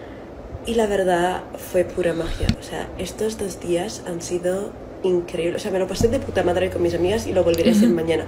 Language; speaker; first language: Spanish; non-native, fluent; Italian